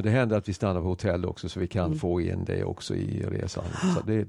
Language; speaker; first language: Swedish; native; Swedish